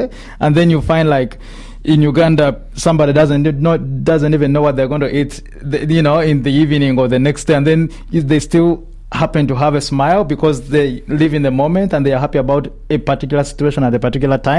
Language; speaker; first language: English; non-native, local second language; Ganda